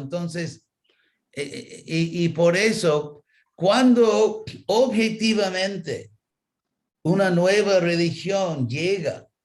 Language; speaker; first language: Spanish; non-native, fluent; English